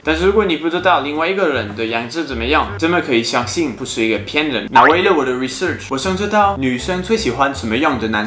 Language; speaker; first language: Chinese; non-native, fluent; French